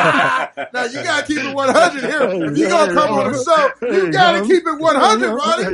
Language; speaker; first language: English; native; English